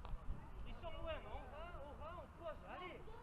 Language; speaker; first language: French; native; French